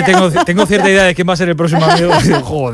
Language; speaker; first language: Spanish; native; Spanish